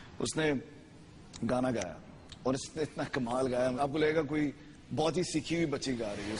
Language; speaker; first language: Urdu; native; Urdu